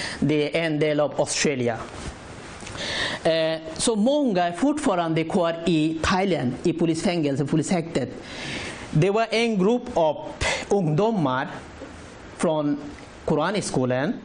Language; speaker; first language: Swedish; non-native, learner; Rohingya